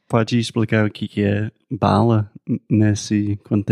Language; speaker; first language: Portuguese; non-native, fluent; English